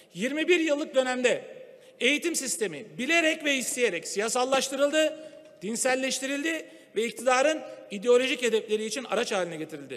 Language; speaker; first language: Turkish; native; Turkish